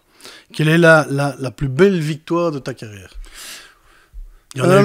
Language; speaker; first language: French; native; French